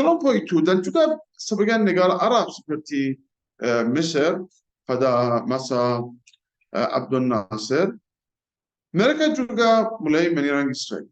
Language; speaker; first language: Indonesian; non-native, fluent; Persian